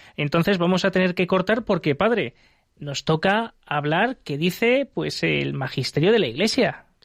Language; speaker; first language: Spanish; native; Spanish